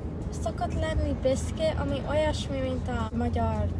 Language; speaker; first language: Hungarian; early bilingual, heritage; Hungarian